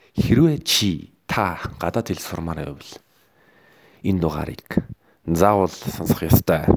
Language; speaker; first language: Mongolian; native; Mongolian